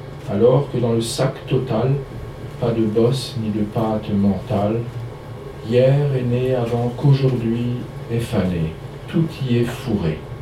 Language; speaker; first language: French; native; French